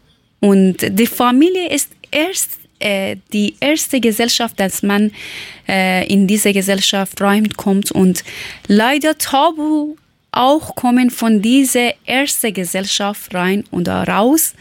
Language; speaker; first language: German; non-native, learner; Persian